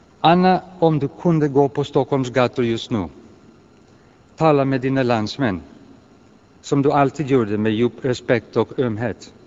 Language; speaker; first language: Swedish; non-native, fluent; Greek